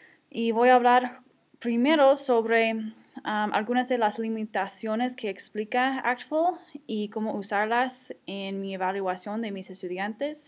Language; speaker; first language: Spanish; non-native, fluent; English